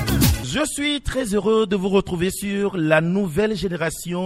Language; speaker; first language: French; non-native, local second language; Ewe